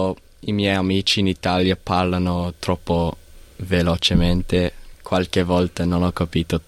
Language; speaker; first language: Italian; non-native, learner; English